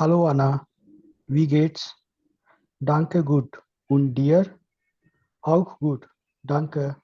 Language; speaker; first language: German; non-native, learner; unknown